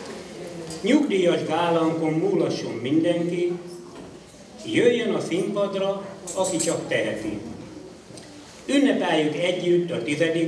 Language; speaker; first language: Hungarian; native; Hungarian